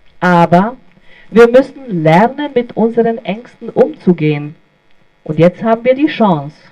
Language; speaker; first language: German; non-native, fluent; Bosnian